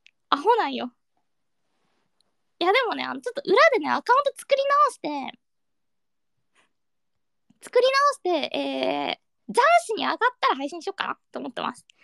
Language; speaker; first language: Japanese; early bilingual, heritage; Japanese